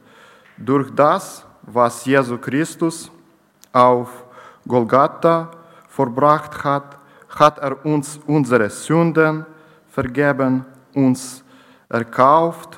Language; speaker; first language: German; non-native, learner; Ukrainian